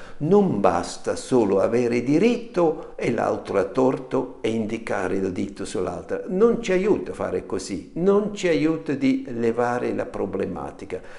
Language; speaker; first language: Italian; non-native, fluent; German